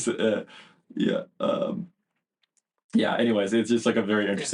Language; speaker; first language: English; native; English